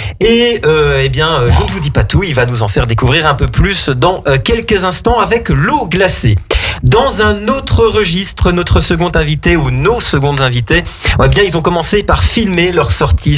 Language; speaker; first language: French; native; French